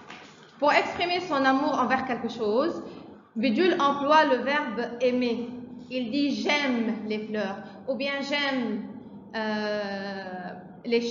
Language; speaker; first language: French; non-native, fluent; Arabic